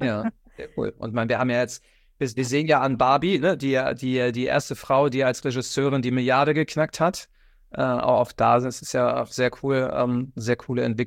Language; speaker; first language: German; native; German